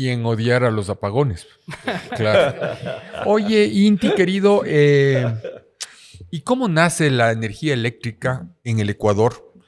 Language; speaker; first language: Spanish; native; Spanish